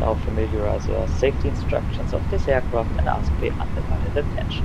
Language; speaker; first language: English; non-native, fluent; German